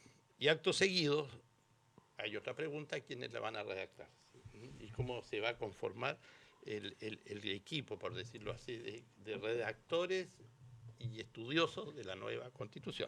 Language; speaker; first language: Spanish; native; Spanish